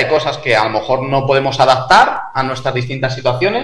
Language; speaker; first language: Spanish; native; Spanish